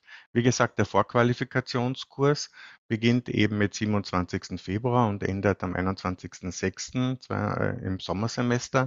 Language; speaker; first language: German; native; German